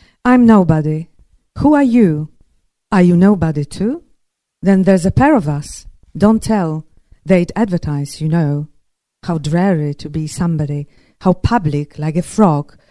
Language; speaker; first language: English; non-native, fluent; Polish